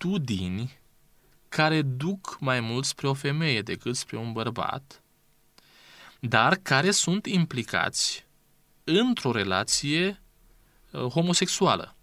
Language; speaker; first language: Romanian; native; Romanian